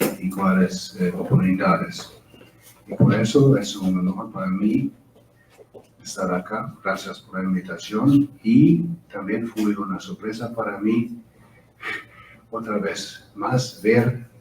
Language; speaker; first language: Spanish; non-native, fluent; German